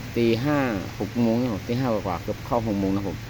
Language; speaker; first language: Thai; native; Thai